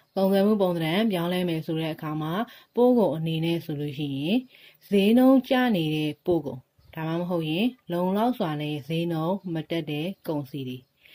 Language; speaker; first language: Burmese; native; Burmese